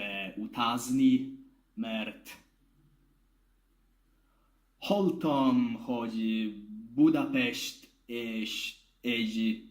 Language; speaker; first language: Hungarian; non-native, learner; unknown